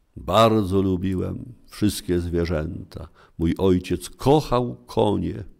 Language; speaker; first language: Polish; native; Polish